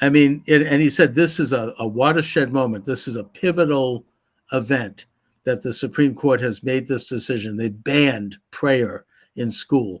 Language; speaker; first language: English; native; English